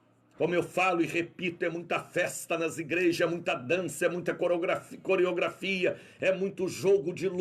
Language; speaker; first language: Portuguese; native; Portuguese